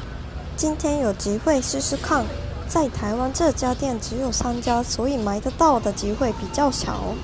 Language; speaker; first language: Chinese; non-native, learner; Japanese